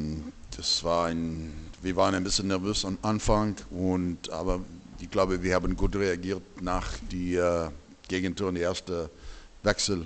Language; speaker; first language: German; non-native, learner; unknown